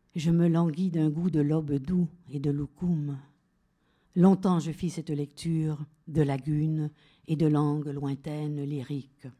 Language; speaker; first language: French; native; French